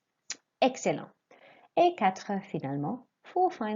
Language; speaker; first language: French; non-native, fluent; English